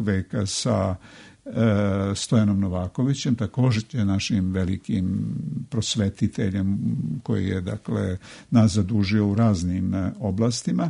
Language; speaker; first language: Serbian; native; Serbian